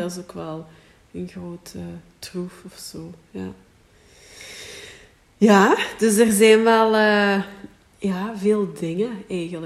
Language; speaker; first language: Dutch; native; Dutch